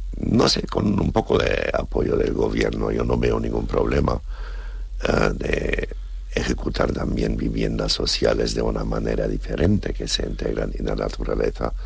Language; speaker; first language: Spanish; non-native, fluent; German